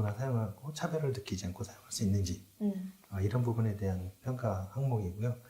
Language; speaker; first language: Korean; native; Korean